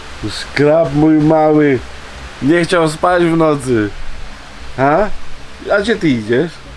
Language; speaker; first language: Polish; native; Polish